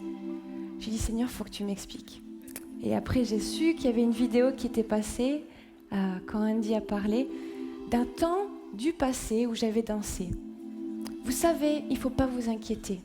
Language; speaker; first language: French; native; French